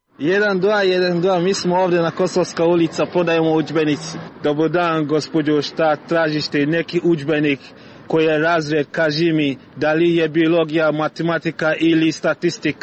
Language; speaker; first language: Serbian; non-native, learner; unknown